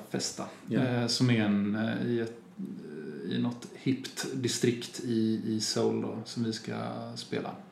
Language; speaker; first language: Swedish; native; Swedish